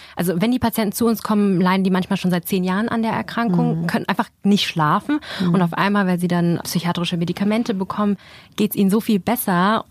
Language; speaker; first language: German; native; German